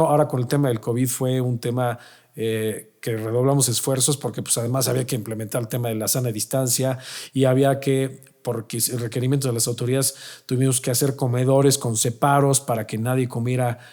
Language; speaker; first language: Spanish; native; Spanish